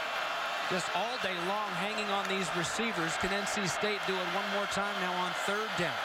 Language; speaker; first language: English; native; English